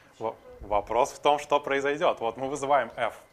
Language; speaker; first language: Russian; native; Russian